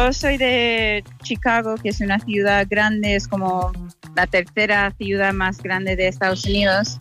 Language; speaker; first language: Spanish; non-native, fluent; English